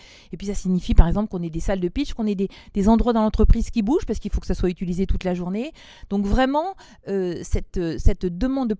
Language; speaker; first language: French; native; French